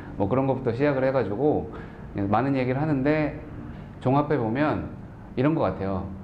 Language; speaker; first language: Korean; native; Korean